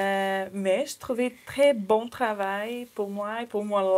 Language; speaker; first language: French; non-native, learner; Ukrainian